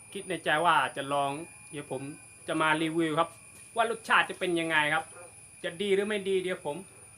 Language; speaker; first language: Thai; non-native, local second language; Malay